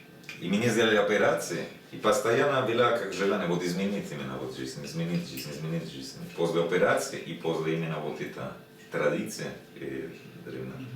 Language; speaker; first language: Russian; non-native, learner; Spanish